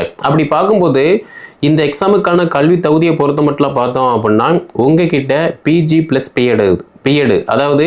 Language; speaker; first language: Tamil; native; Tamil